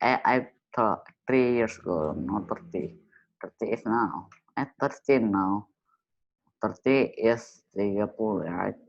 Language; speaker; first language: English; non-native, learner; Indonesian